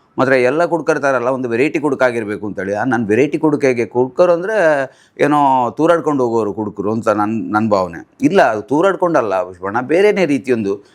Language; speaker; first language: Kannada; non-native, local second language; Tulu